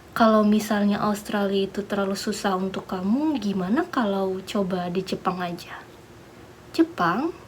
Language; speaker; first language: Indonesian; native; Indonesian